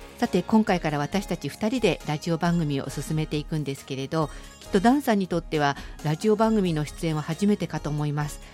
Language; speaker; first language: Japanese; native; Japanese